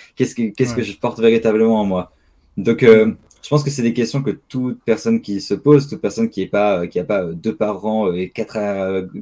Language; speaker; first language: French; native; French